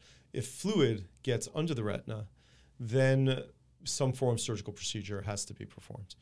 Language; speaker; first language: English; native; English